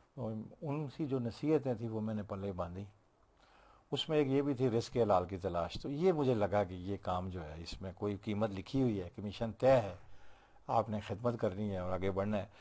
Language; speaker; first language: Urdu; non-native, local second language; Punjabi